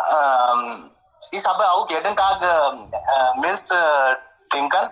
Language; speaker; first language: German; non-native, learner; Hindi